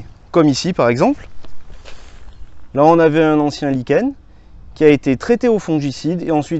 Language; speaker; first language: French; native; French